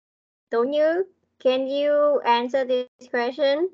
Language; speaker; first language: English; non-native, learner; Vietnamese